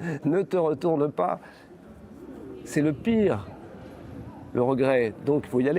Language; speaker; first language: French; native; French